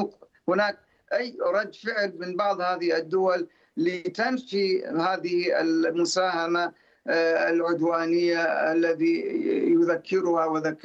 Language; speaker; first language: Arabic; non-native, fluent; Persian